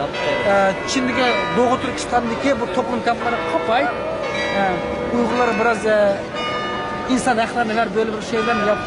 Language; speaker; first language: Turkish; non-native, learner; Uyghur